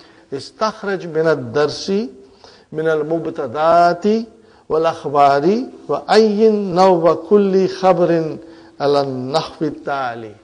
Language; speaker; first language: Arabic; non-native, fluent; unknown